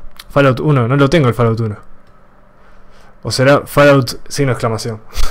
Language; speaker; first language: Spanish; native; Spanish